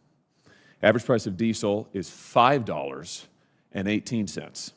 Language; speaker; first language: English; native; English